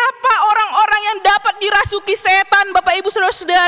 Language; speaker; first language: Indonesian; native; Indonesian